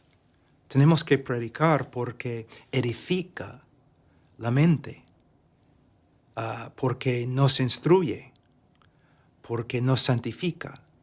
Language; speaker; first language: Spanish; non-native, fluent; English